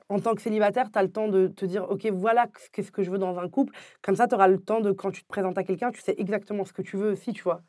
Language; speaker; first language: French; early bilingual, other home language; Arabic